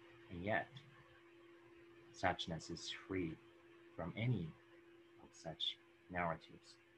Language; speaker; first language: English; non-native, fluent; Japanese